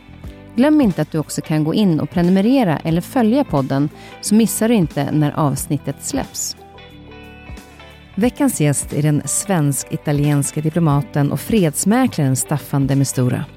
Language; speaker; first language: Swedish; native; Swedish